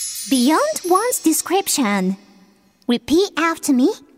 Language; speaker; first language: English; non-native, fluent; Japanese